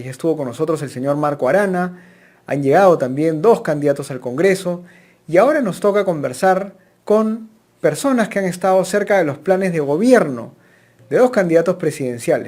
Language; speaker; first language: Spanish; native; Spanish